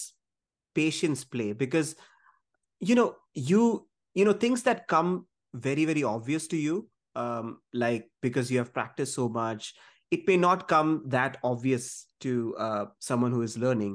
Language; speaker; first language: English; non-native, local second language; Malayalam